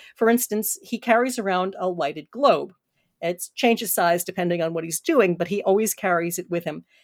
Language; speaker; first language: English; native; English